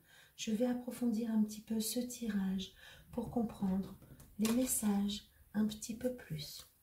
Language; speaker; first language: French; native; French